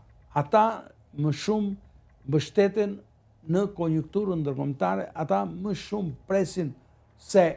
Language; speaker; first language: Albanian; native; Albanian